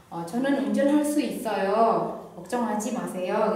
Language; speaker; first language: Korean; non-native, fluent; Indonesian